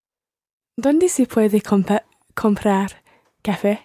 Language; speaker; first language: Spanish; non-native, learner; English